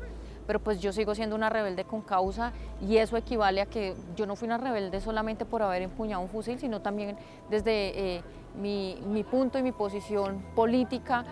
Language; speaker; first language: Spanish; native; Spanish